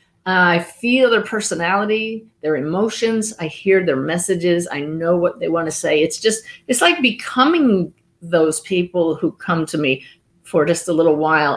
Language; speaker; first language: English; native; English